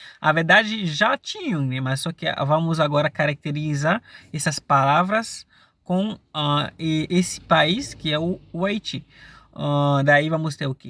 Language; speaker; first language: Portuguese; non-native, fluent; Haitian Creole